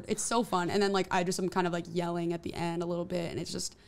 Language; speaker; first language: English; native; English